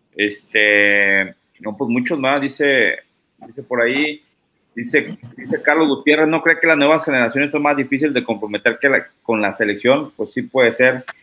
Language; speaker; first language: Spanish; native; Spanish